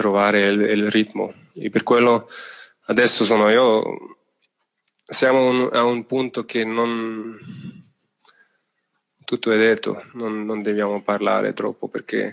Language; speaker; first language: Italian; non-native, fluent; German